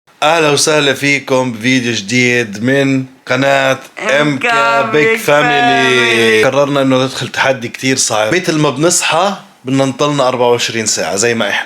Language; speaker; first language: Arabic; native; Arabic